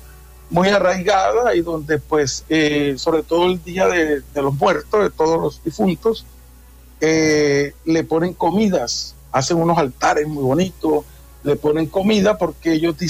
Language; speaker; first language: Spanish; native; Spanish